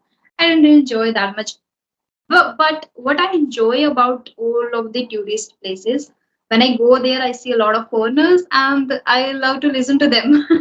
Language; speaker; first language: English; non-native, local second language; Hindi